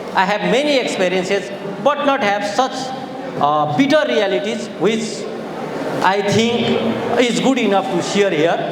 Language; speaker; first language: English; non-native, local second language; Nepali